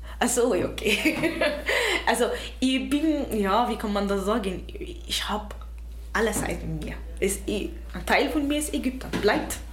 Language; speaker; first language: German; non-native, fluent; Arabic